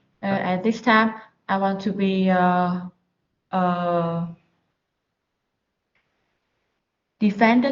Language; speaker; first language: English; non-native, learner; Vietnamese